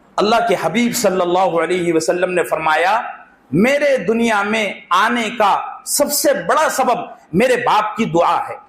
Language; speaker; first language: Urdu; native; Urdu